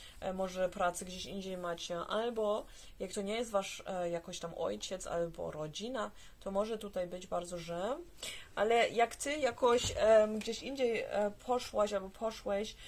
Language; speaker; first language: Polish; early bilingual, heritage; Polish